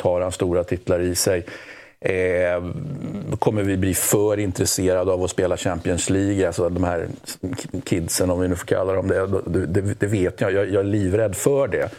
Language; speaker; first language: Swedish; native; Swedish